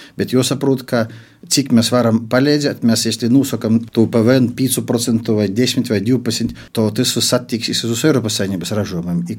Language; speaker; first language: Latvian; non-native, local second language; Russian